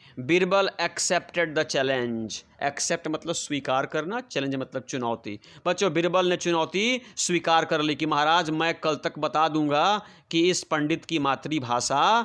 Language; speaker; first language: Hindi; non-native, local second language; Bhojpuri